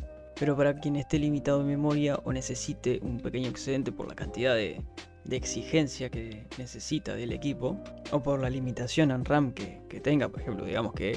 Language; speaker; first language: Spanish; native; Spanish